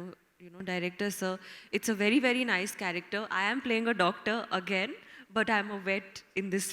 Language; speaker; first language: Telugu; non-native, learner; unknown